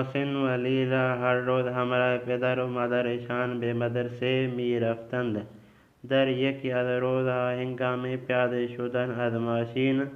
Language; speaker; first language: Persian; non-native, fluent; Urdu